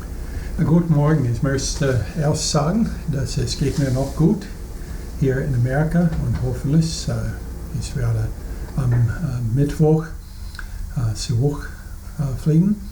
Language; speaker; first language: German; non-native, fluent; English